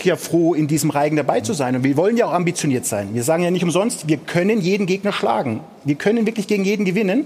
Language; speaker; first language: German; native; German